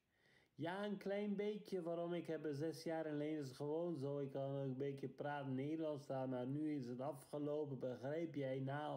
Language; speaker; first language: Dutch; non-native, learner; Italian